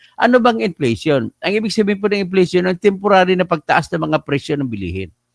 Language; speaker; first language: Filipino; non-native, local second language; Hiligaynon